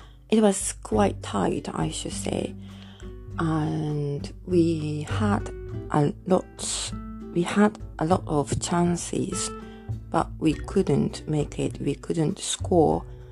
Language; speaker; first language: English; non-native, fluent; Japanese